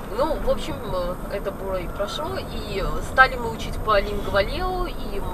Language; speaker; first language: Russian; native; Russian